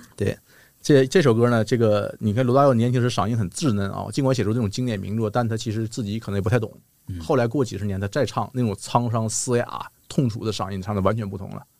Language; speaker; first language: Chinese; native; Chinese